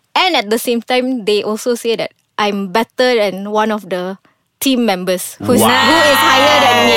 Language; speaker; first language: English; non-native, local second language; Malay